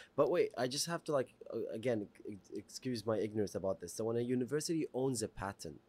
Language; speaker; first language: English; non-native, fluent; Arabic